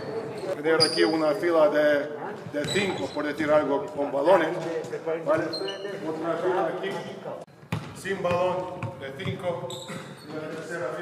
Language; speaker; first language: Spanish; non-native, fluent; Lithuanian